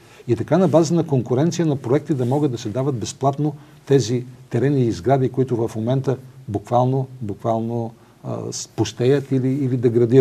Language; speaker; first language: Bulgarian; native; Bulgarian